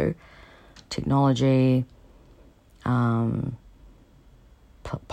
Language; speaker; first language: English; native; English